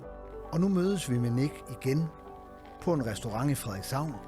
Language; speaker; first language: Danish; native; Danish